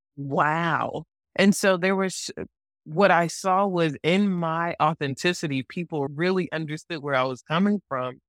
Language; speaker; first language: English; native; English